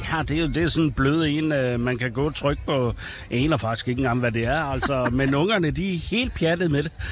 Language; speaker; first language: Danish; native; Danish